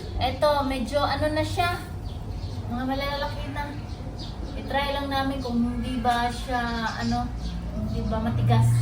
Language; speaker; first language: Filipino; non-native, local second language; Cebuano